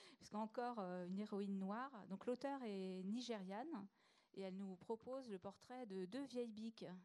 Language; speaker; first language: French; native; French